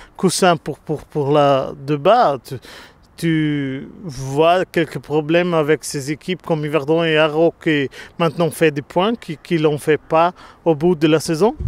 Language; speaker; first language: French; non-native, learner; German